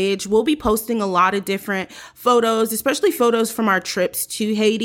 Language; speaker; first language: English; early bilingual, other home language; Haitian Creole